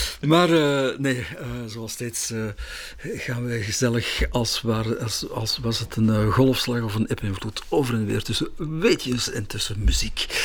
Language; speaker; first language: Dutch; native; Dutch